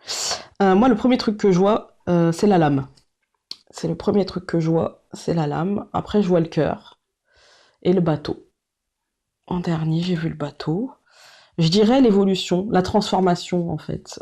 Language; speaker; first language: French; native; French